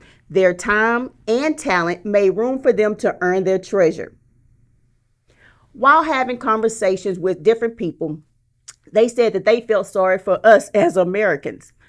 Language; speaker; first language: English; native; English